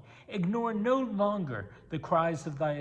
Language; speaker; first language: English; native; English